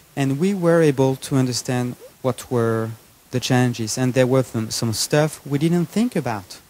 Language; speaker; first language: English; non-native, fluent; French